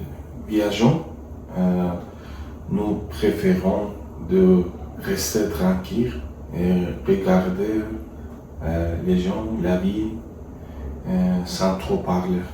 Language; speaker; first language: French; non-native, learner; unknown